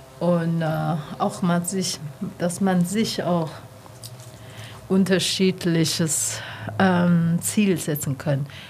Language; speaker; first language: German; non-native, learner; Chinese